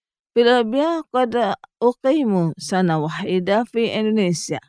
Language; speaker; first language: Arabic; non-native, fluent; Indonesian